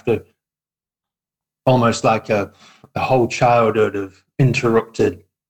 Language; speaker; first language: English; native; English